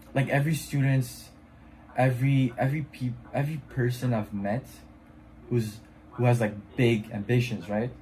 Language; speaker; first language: English; non-native, fluent; French